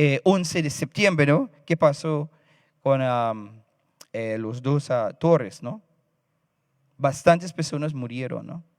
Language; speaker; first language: Spanish; non-native, fluent; English